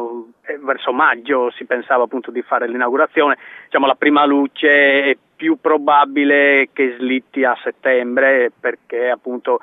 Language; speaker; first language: Italian; native; Italian